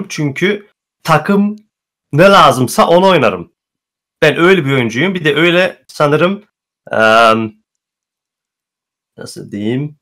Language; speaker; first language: Turkish; early bilingual, heritage; Turkish